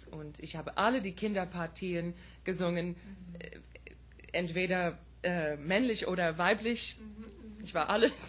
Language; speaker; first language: German; non-native, fluent; English